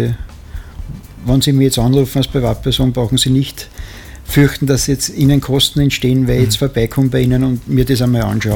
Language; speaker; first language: German; native; German